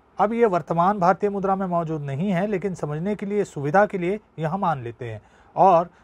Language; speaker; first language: Hindi; non-native, local second language; Marathi